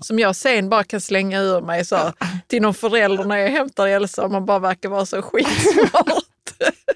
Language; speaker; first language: Swedish; native; Swedish